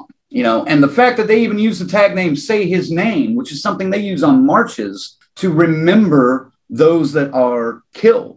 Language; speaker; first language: English; native; English